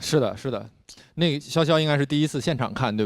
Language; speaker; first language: Chinese; native; Chinese